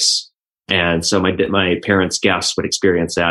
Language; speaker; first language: English; native; English